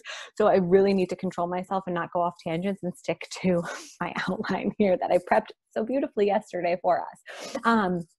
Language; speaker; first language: English; native; English